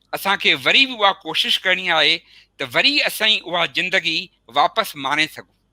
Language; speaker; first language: Sindhi; early bilingual, heritage; Sindhi